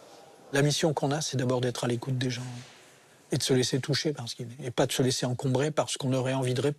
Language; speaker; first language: French; native; French